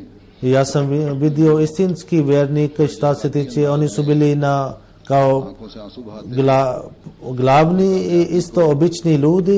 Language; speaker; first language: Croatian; non-native, fluent; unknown